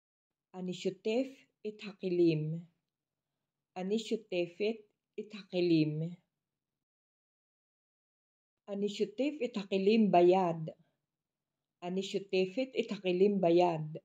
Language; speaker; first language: Hebrew; non-native, fluent; Filipino